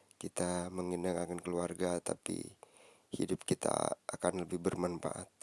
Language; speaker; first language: Indonesian; non-native, local second language; Sundanese